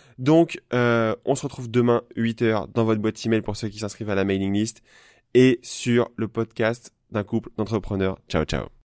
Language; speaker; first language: French; native; French